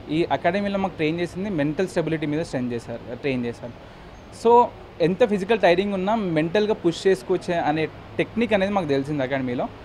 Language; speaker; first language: Telugu; native; Telugu